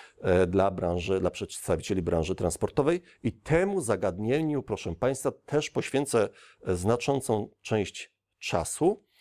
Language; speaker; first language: Polish; native; Polish